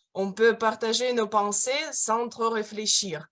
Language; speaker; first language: French; non-native, fluent; Russian